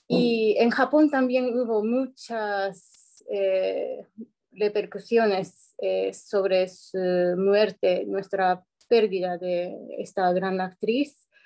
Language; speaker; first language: Spanish; non-native, fluent; Japanese